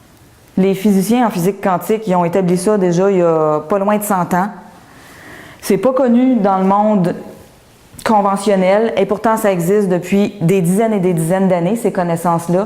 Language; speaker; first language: French; native; French